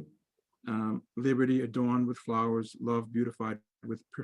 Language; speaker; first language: English; native; English